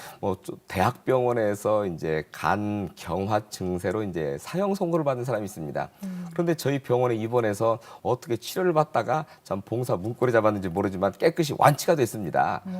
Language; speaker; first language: Korean; native; Korean